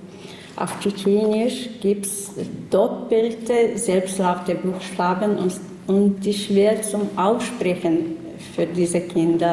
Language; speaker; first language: German; non-native, learner; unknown